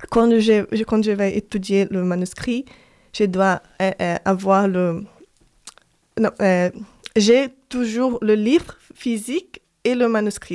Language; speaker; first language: French; non-native, fluent; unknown